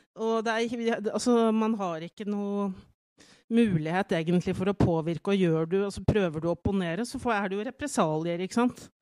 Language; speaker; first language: Norwegian; native; Norwegian